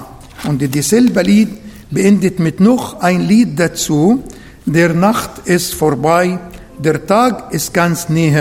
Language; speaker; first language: German; non-native, learner; Arabic